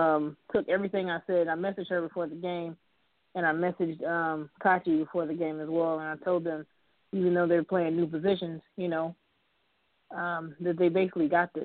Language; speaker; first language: English; native; English